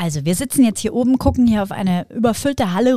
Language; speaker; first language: German; native; German